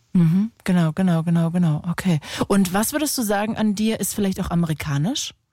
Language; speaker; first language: German; native; German